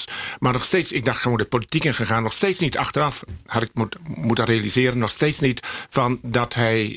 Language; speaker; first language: Dutch; native; Dutch